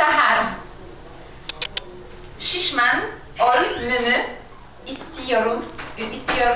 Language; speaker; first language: Turkish; non-native, learner; Polish